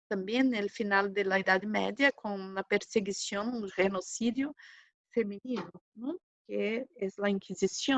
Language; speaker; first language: Spanish; non-native, fluent; Portuguese